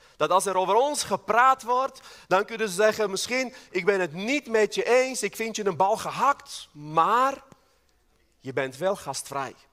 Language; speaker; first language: Dutch; non-native, fluent; Armenian